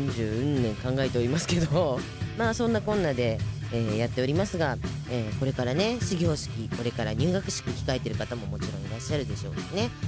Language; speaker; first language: Japanese; native; Japanese